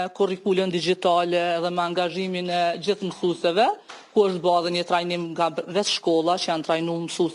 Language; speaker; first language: Albanian; native; Albanian